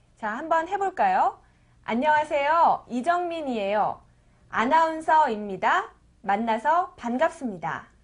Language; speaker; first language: Korean; native; Korean